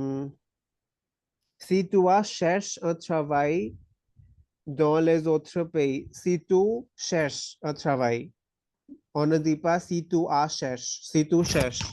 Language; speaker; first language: French; non-native, fluent; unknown